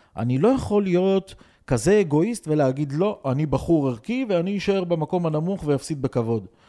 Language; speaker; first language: Hebrew; non-native, fluent; Russian